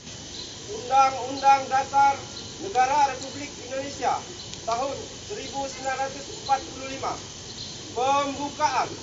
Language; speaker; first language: Indonesian; native; Indonesian